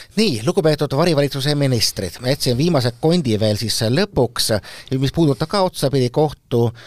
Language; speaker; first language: Estonian; native; Estonian